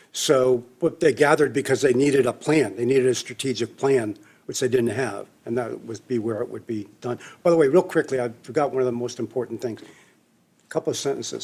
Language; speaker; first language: English; native; English